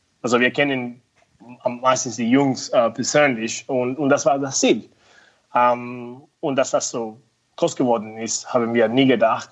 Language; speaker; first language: German; non-native, fluent; Spanish